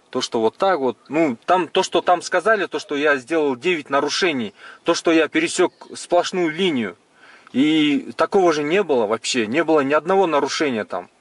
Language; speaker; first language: Russian; non-native, local second language; Kyrgyz